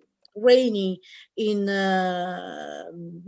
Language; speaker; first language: English; non-native, learner; Italian